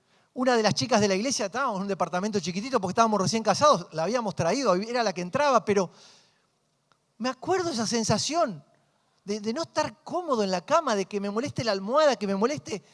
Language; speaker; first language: Spanish; native; Spanish